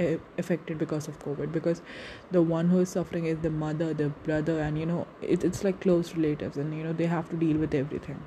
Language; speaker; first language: English; non-native, local second language; Hindi